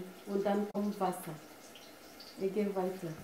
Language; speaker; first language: German; non-native, learner; French